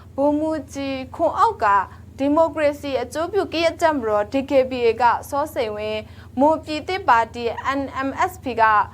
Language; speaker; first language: Burmese; native; Burmese